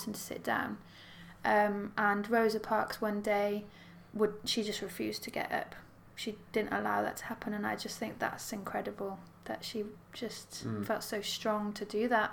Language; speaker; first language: English; native; English